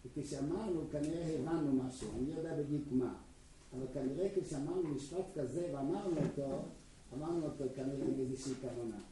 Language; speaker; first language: Hebrew; non-native, fluent; Czech